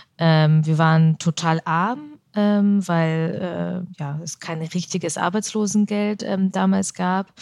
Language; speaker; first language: German; early bilingual, other home language; Russian